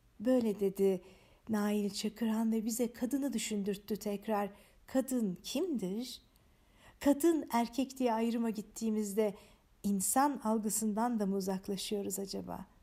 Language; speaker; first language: Turkish; native; Turkish